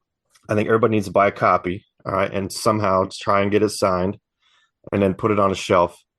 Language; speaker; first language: English; native; English